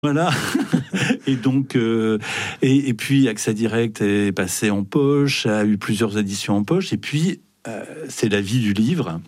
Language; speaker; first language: French; native; French